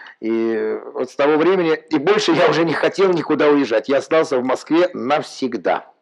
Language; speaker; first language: Russian; non-native, local second language; Armenian